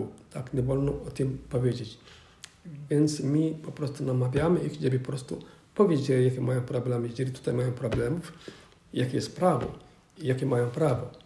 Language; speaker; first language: Polish; non-native, fluent; Somali